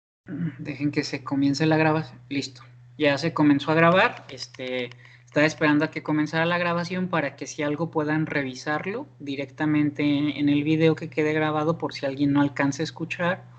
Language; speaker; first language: Spanish; native; Spanish